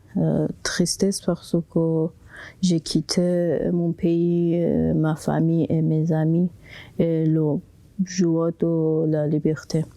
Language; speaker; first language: French; non-native, local second language; Persian